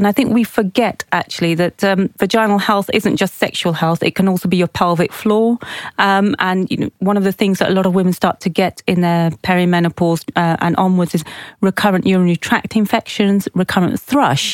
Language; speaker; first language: English; native; English